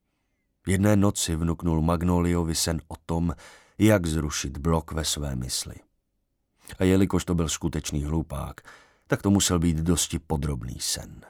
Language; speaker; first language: Czech; native; Czech